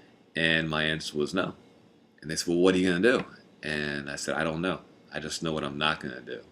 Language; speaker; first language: English; native; English